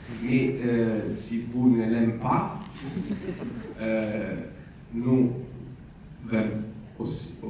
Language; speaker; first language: French; non-native, learner; Italian